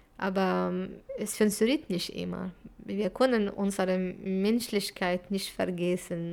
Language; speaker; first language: German; non-native, fluent; Arabic